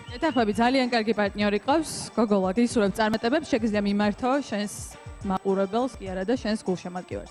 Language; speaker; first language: Georgian; native; Georgian